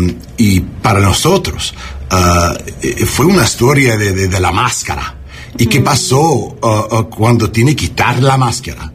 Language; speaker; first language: Spanish; non-native, learner; English